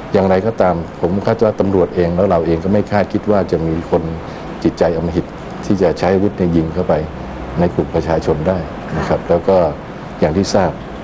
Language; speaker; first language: Thai; native; Thai